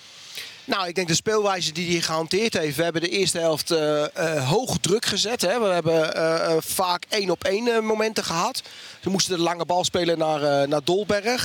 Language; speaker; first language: Dutch; native; Dutch